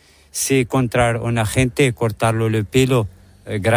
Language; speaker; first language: Spanish; non-native, learner; Arabic